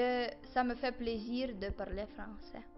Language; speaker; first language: French; non-native, learner; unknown